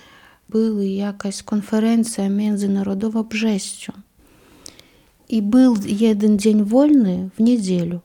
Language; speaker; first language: Polish; non-native, learner; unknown